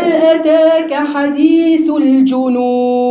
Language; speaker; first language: Arabic; native; Arabic